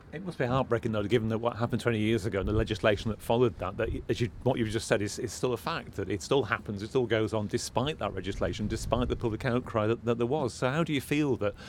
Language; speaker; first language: English; native; English